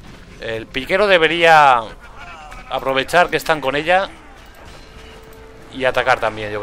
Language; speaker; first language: Spanish; native; Spanish